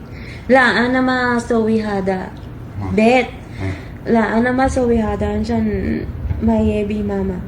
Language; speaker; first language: Arabic; non-native, learner; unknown